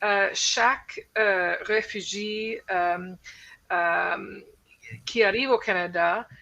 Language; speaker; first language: French; non-native, local second language; English